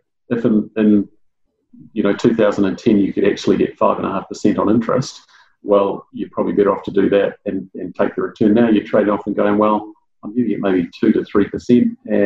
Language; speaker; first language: English; native; English